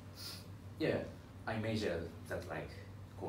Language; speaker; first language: English; non-native, learner; Japanese